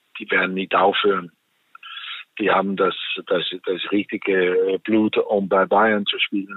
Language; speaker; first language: German; non-native, fluent; Danish